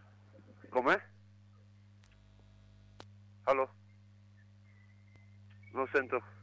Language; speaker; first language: Italian; non-native, learner; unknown